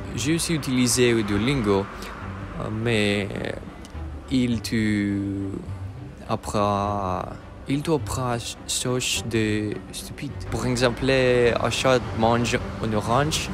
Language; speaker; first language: French; non-native, learner; Russian